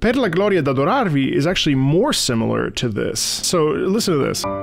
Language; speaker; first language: English; native; English